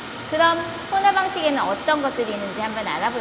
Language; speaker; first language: Korean; native; Korean